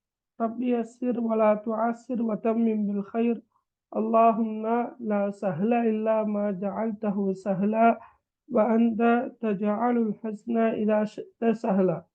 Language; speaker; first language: Arabic; non-native, fluent; Tamil